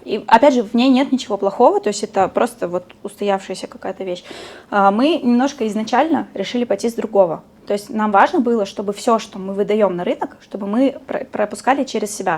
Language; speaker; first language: Russian; native; Russian